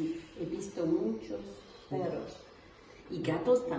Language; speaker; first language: Spanish; non-native, learner; English